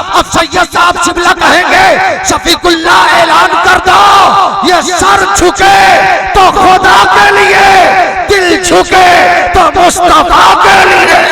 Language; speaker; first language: Hindi; non-native, local second language; Urdu